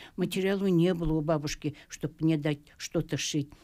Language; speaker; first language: Russian; native; Russian